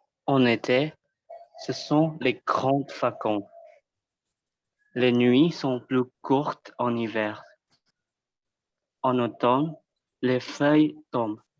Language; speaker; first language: French; non-native, learner; Indonesian